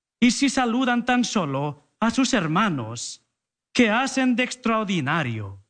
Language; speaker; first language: Spanish; early bilingual, heritage; Spanish